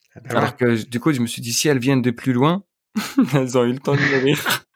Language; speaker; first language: French; non-native, local second language; Arabic